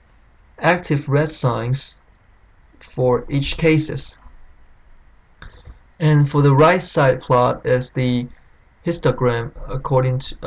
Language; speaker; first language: English; non-native, fluent; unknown